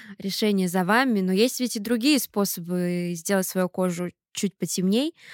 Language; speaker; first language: Russian; native; Russian